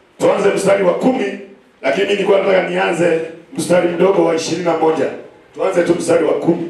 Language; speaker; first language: Swahili; non-native, local second language; Kamba